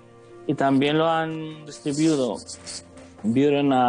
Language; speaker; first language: Spanish; non-native, fluent; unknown